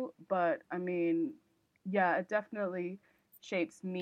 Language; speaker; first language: English; non-native, local second language; Cantonese